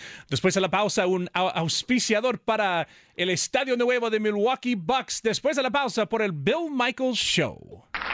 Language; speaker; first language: Spanish; non-native, fluent; English